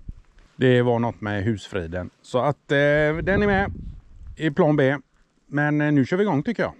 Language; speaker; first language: Swedish; native; Swedish